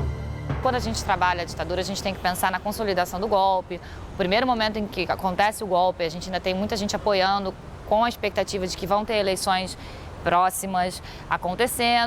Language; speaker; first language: Portuguese; native; Portuguese